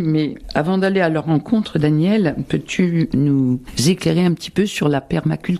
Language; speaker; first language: French; native; French